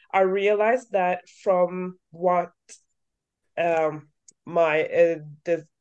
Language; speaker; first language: English; early bilingual, other home language; Norwegian